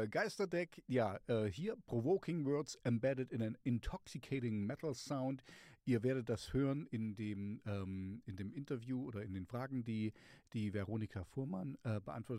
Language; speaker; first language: German; native; German